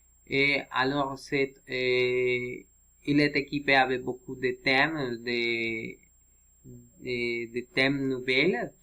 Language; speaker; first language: French; non-native, learner; Spanish